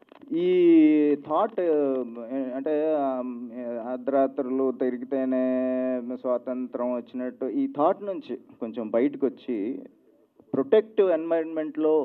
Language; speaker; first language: Telugu; native; Telugu